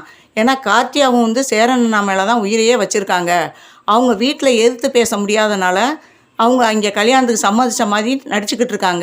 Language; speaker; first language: Tamil; native; Tamil